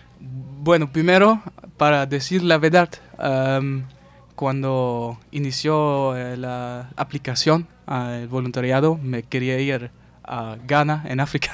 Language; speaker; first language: Spanish; non-native, learner; German